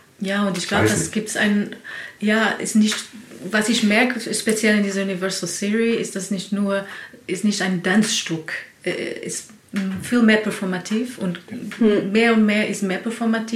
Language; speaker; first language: German; non-native, learner; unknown